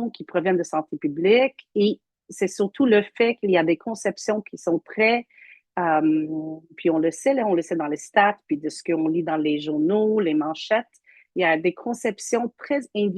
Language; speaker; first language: French; native; French